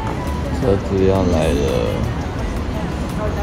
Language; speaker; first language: Chinese; native; Chinese